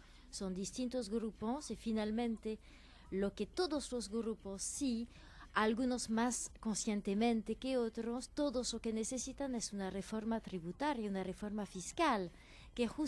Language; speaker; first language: Spanish; non-native, fluent; French